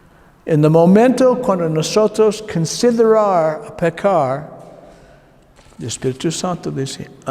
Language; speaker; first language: Spanish; non-native, learner; English